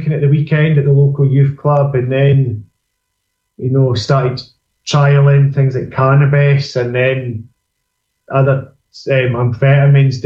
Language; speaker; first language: English; native; English